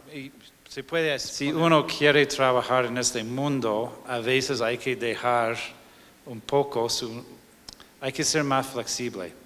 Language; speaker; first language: Spanish; non-native, fluent; English